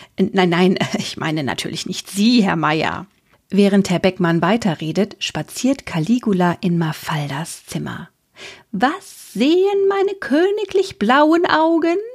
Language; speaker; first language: German; native; German